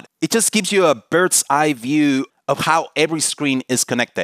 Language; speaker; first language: English; non-native, fluent; Spanish